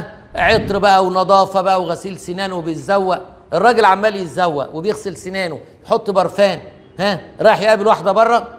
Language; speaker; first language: Arabic; native; Arabic